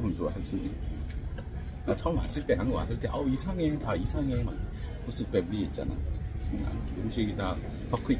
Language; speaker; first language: Korean; native; Korean